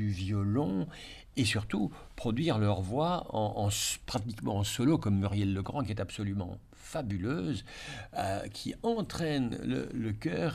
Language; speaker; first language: French; native; French